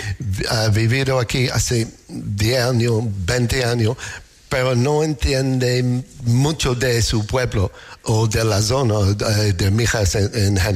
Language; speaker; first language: Spanish; non-native, learner; English